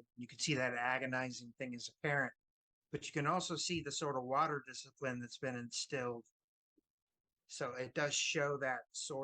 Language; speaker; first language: English; native; English